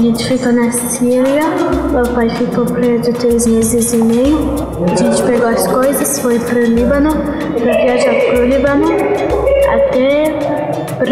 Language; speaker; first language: Portuguese; early bilingual, other home language; Arabic